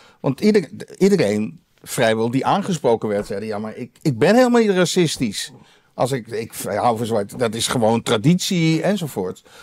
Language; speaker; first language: Dutch; native; Dutch